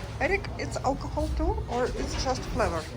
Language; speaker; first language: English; non-native, learner; Ukrainian